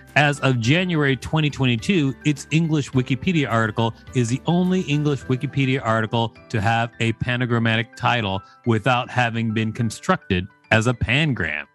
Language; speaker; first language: English; native; English